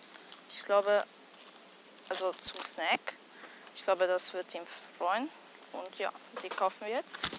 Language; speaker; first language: German; early bilingual, other home language; Hungarian